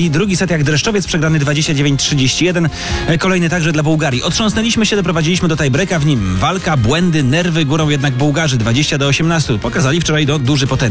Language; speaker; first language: Polish; native; Polish